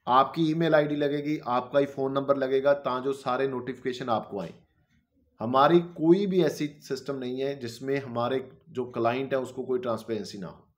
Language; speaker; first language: Hindi; non-native, local second language; Punjabi